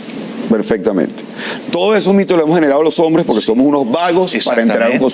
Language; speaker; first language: Spanish; native; Spanish